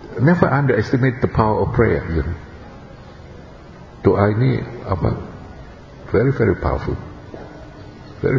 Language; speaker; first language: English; non-native, fluent; Indonesian